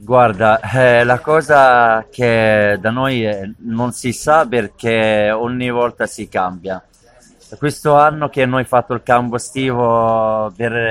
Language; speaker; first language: Italian; non-native, learner; Arabic